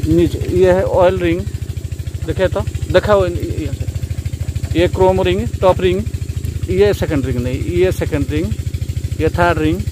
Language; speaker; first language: Hindi; non-native, local second language; Odia